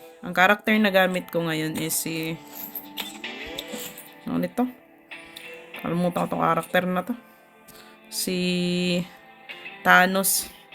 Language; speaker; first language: Filipino; native; Filipino